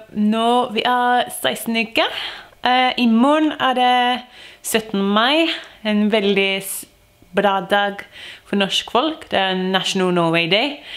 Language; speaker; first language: Norwegian; non-native, learner; English